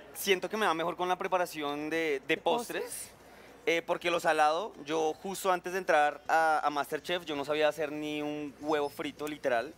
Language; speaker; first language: Spanish; native; Spanish